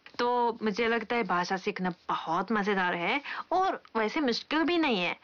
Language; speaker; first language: Hindi; non-native, fluent; Japanese